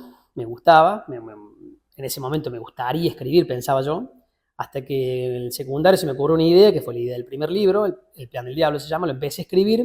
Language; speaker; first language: Spanish; native; Spanish